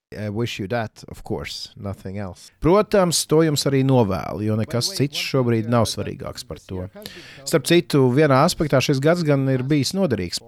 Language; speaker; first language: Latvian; native; Latvian